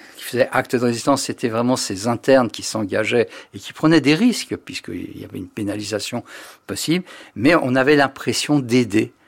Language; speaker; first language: French; native; French